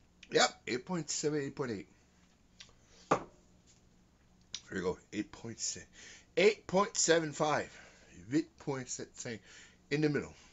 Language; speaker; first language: English; early bilingual, other home language; French